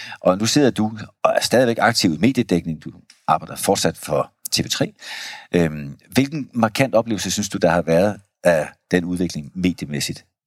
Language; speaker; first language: Danish; native; Danish